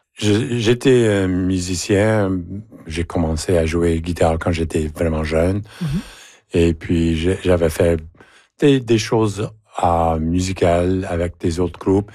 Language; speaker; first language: French; native; French